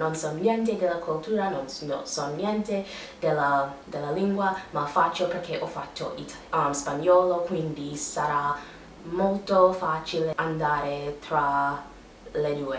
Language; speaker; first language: Italian; non-native, learner; English